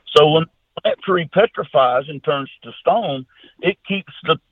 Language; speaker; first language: English; native; English